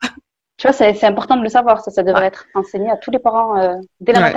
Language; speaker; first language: French; native; French